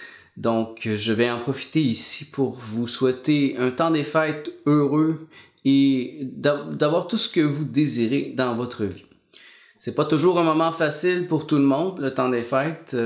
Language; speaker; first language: French; native; French